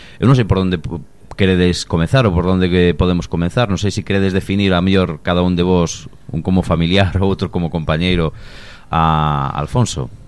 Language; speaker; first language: Galician; native; Galician